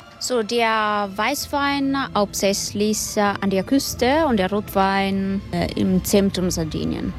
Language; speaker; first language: German; non-native, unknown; Sardinian